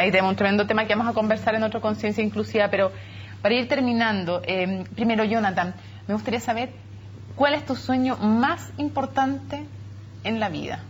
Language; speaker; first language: Spanish; native; Spanish